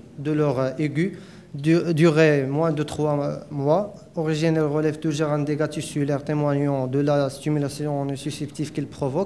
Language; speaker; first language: French; non-native, local second language; Arabic